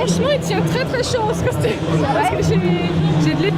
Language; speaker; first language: French; native; French